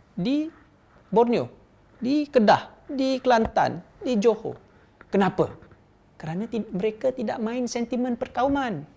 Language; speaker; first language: Malay; non-native, local second language; Chinese